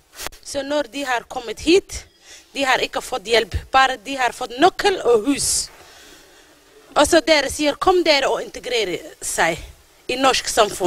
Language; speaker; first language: Norwegian; non-native, learner; Somali